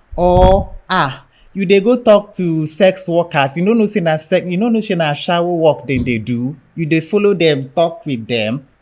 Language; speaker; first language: Nigerian Pidgin; non-native, local second language; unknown